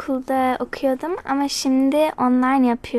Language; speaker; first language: Turkish; early bilingual, other home language; English